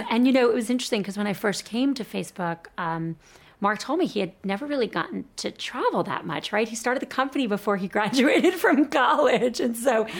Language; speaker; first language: English; native; English